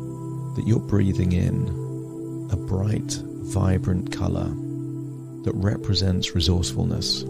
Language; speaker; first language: English; native; English